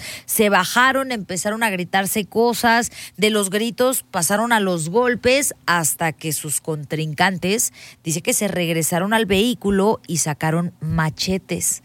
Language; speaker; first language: Spanish; native; Spanish